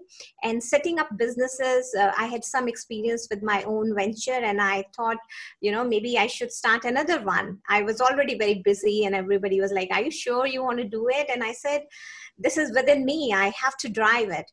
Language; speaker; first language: English; non-native, local second language; Hindi